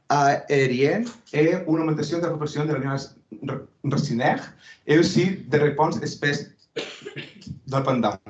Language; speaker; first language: French; non-native, fluent; Spanish